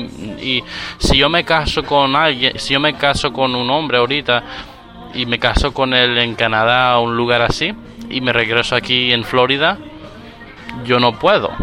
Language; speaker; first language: Spanish; early bilingual, heritage; Spanish